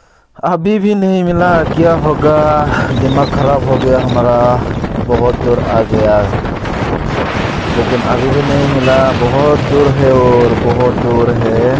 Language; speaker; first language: Hindi; non-native, local second language; Bodo